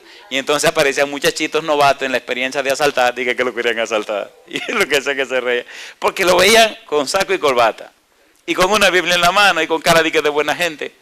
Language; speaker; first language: Spanish; native; Spanish